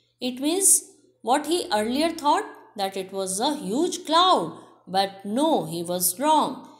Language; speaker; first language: English; non-native, local second language; Hindi